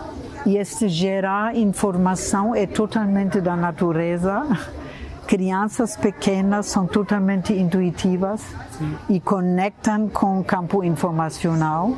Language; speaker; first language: Portuguese; non-native, fluent; German